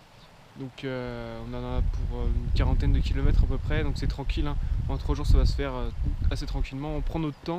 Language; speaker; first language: French; native; French